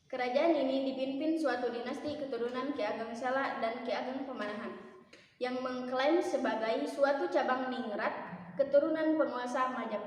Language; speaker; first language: Indonesian; native; Indonesian